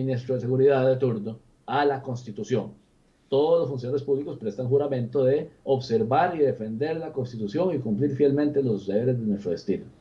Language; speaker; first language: Spanish; native; Spanish